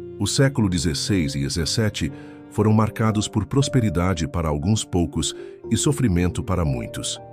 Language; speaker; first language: Portuguese; non-native, local second language; Kabuverdianu